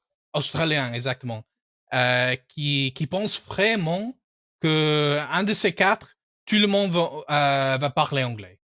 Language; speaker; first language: French; non-native, fluent; English